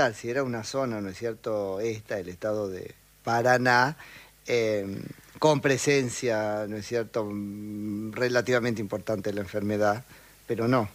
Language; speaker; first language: Spanish; native; Spanish